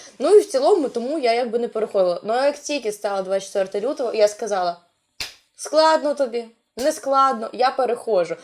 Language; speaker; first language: Ukrainian; non-native, local second language; Russian